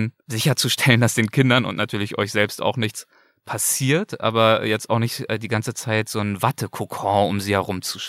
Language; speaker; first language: German; native; German